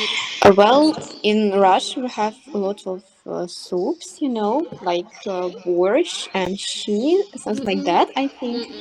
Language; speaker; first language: English; non-native, fluent; Russian